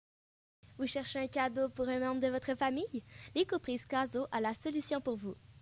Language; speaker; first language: French; native; French